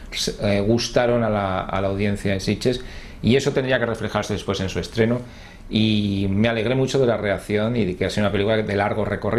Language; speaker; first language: Spanish; native; Spanish